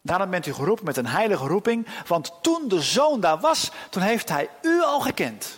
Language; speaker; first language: Dutch; native; Dutch